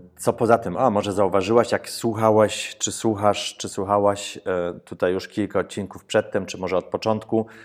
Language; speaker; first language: Polish; early bilingual, heritage; Polish